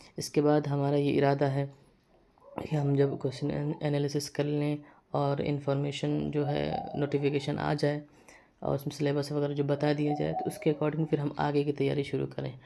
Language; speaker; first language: Urdu; native; Urdu